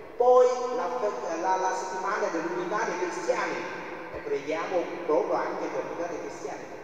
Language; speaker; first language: Italian; non-native, fluent; Vietnamese